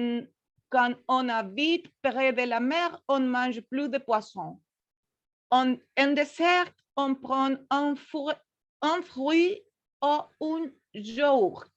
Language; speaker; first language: French; non-native, learner; Spanish